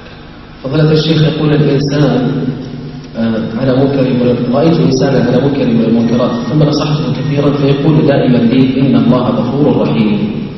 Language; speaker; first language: Arabic; native; Arabic